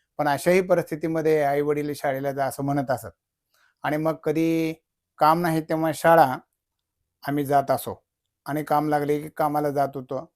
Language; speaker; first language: Marathi; native; Marathi